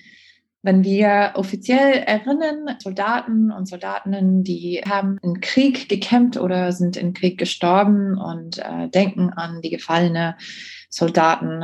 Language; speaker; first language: German; non-native, fluent; English